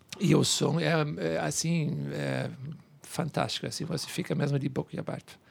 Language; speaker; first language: Portuguese; non-native, fluent; German